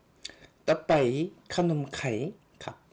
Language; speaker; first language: Thai; non-native, learner; Korean